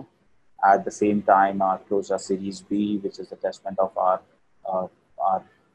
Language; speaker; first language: English; non-native, local second language; Hindi